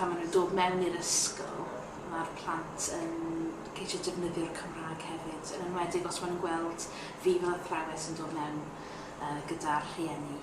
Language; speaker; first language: Welsh; non-native, local second language; English